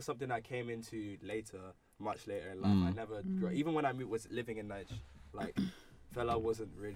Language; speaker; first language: English; native; English